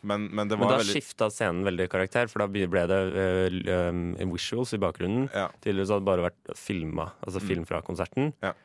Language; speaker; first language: Norwegian; native; Norwegian